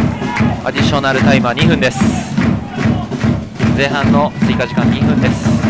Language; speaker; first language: Japanese; native; Japanese